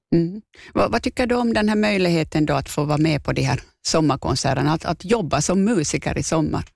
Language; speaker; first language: Swedish; native; Swedish